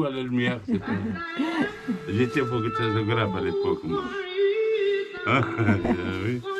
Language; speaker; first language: French; non-native, local second language; Arabic